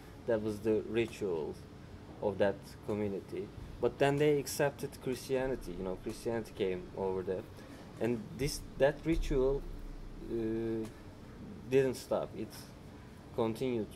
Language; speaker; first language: English; non-native, fluent; Turkish